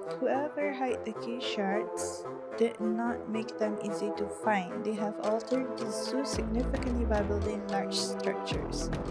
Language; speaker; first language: English; non-native, local second language; Malay